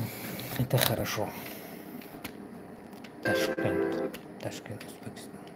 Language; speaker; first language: Russian; non-native, learner; Tajik